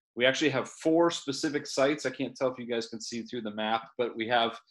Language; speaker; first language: English; native; English